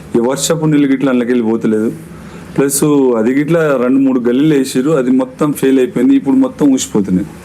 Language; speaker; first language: Telugu; non-native, local second language; Lambadi